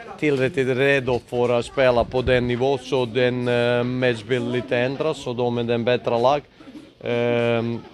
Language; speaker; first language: Swedish; non-native, fluent; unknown